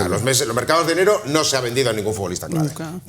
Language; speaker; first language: Spanish; native; Spanish